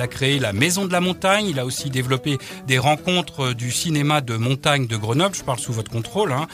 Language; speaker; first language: French; native; French